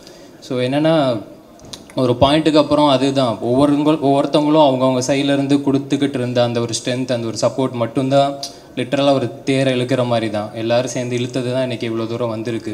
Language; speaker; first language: Tamil; native; Tamil